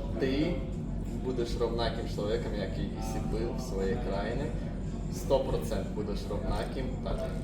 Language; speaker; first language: Slovak; non-native, learner; Russian